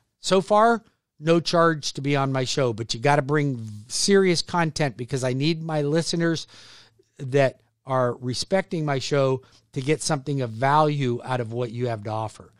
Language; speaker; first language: English; native; English